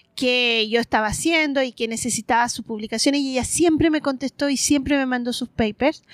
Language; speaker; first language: Spanish; native; Spanish